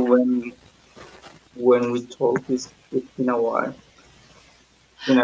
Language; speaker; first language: English; non-native, learner; Spanish